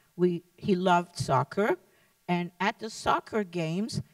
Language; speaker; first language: English; early bilingual, other home language; Lithuanian